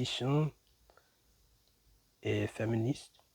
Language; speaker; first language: French; non-native, learner; English